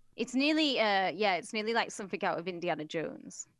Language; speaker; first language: English; native; English